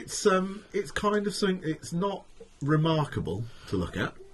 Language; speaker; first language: English; native; English